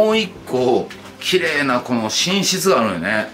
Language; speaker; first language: Japanese; native; Japanese